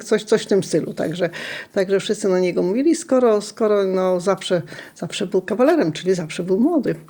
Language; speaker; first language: Polish; non-native, local second language; Lithuanian